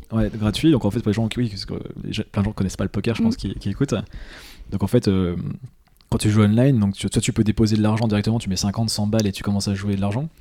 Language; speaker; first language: French; native; French